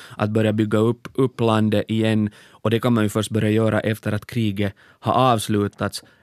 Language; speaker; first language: Swedish; native; Swedish